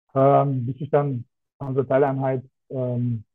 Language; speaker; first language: German; non-native, fluent; Russian